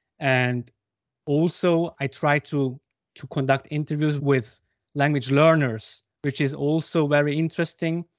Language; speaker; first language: English; non-native, fluent; Swiss German